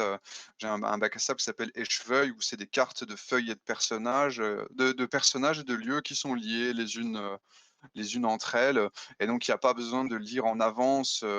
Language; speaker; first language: French; native; French